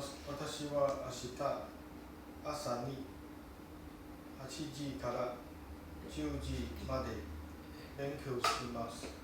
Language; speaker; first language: Japanese; non-native, learner; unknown